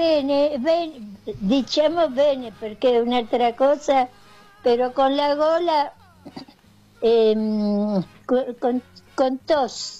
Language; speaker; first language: Italian; early bilingual, heritage; Spanish